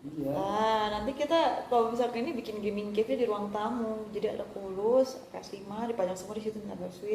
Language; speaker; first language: Indonesian; native; Indonesian